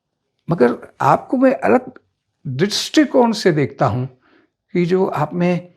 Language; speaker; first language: Hindi; native; Hindi